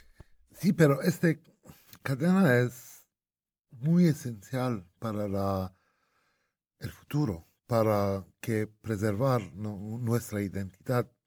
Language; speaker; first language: Spanish; non-native, fluent; Arabic